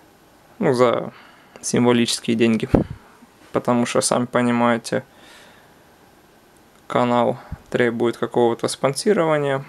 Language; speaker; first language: Russian; non-native, local second language; Ukrainian